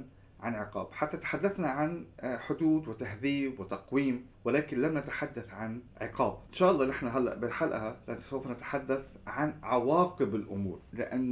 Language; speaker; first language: Arabic; native; Arabic